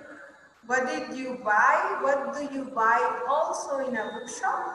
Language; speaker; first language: English; non-native, fluent; Spanish